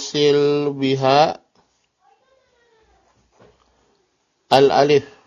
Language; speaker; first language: Arabic; non-native, fluent; Indonesian